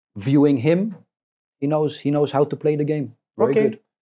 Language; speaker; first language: Indonesian; non-native, fluent; English